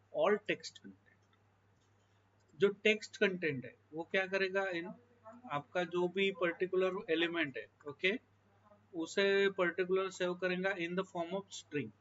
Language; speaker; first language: Hindi; non-native, local second language; Marathi